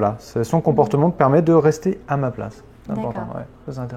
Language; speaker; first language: French; native; French